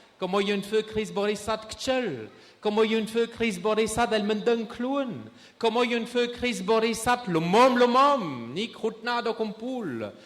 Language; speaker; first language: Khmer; non-native, fluent; French